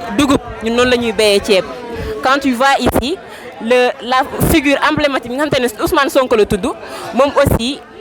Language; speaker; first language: Wolof; non-native, local second language; Jola-Fonyi